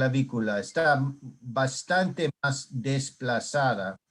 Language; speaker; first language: Spanish; non-native, learner; English